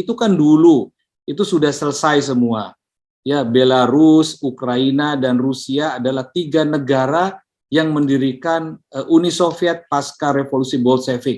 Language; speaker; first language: Indonesian; native; Indonesian